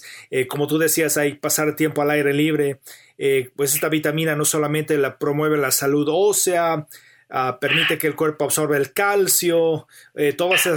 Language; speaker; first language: Spanish; native; Spanish